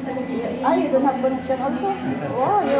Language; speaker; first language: English; non-native, learner; Filipino